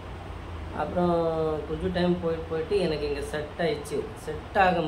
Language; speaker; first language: Tamil; non-native, fluent; Hindi